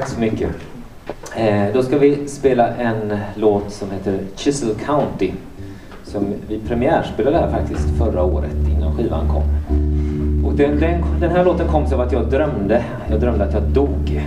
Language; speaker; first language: Swedish; native; Swedish